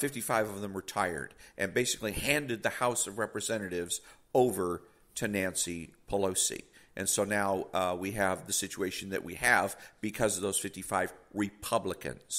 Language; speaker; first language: English; native; English